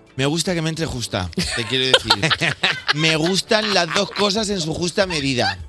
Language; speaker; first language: Spanish; native; Spanish